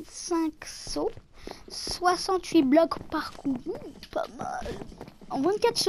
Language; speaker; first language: French; native; French